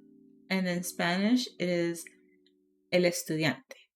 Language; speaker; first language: Spanish; non-native, learner; English